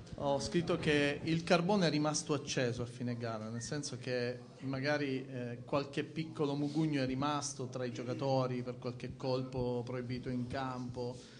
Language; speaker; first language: Italian; native; Italian